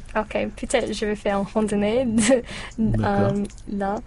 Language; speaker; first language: French; non-native, learner; English